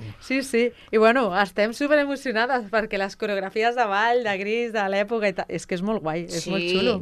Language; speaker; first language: Catalan; non-native, local second language; Spanish